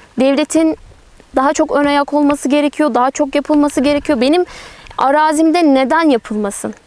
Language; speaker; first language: Turkish; native; Turkish